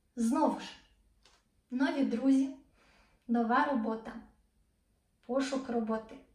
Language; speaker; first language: Ukrainian; non-native, local second language; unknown